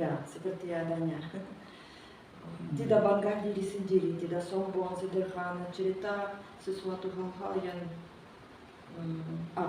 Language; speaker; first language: Indonesian; non-native, learner; Russian